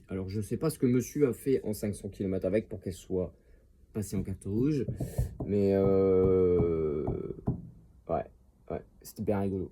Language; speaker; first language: French; native; French